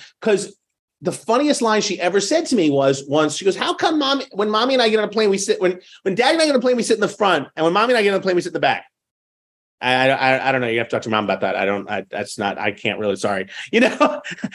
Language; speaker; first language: English; native; English